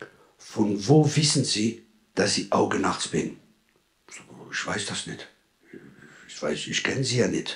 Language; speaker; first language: German; non-native, fluent; French